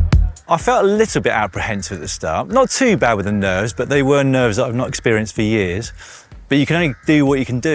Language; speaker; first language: English; native; English